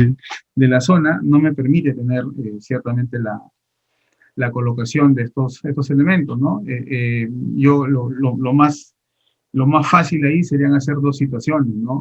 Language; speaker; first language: Spanish; native; Spanish